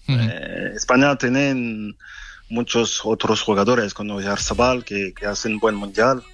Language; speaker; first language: Spanish; non-native, fluent; French